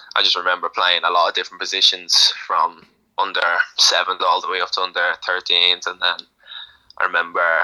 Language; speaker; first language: English; native; English